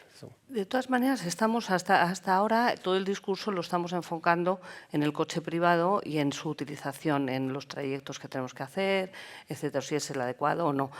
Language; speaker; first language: Spanish; native; Spanish